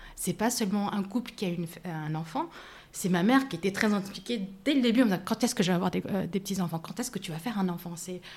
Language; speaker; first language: French; native; French